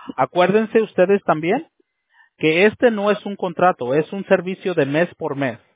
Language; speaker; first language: Spanish; early bilingual, heritage; Spanish